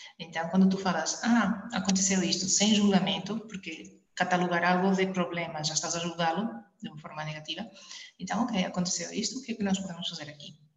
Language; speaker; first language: Portuguese; early bilingual, heritage; Spanish